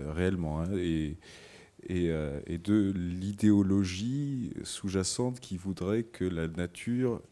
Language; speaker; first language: French; native; French